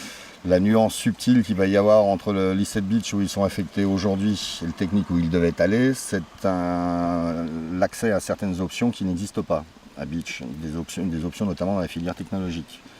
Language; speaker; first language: French; native; French